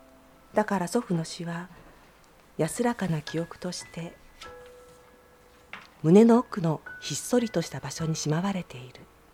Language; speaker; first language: Japanese; native; Japanese